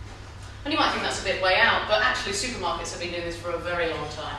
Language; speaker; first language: English; native; English